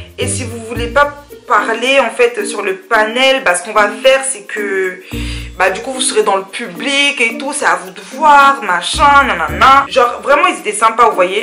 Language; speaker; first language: French; early bilingual, other home language; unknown